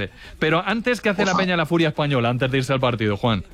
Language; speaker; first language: Spanish; native; Spanish